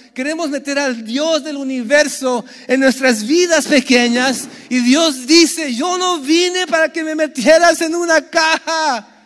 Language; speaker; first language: Spanish; early bilingual, heritage; Spanish